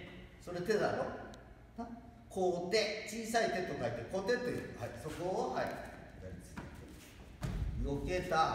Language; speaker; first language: Japanese; native; Japanese